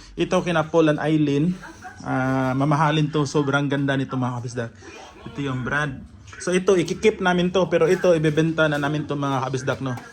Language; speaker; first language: Filipino; non-native, local second language; Cebuano